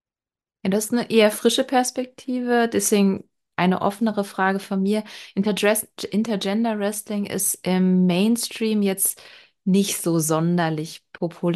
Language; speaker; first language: German; native; German